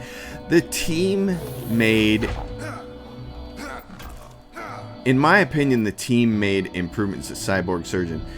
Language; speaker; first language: English; native; English